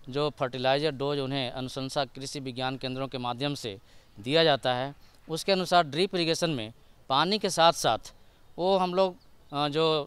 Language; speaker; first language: Hindi; native; Hindi